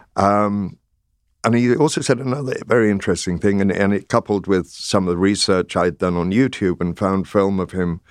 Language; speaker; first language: English; native; English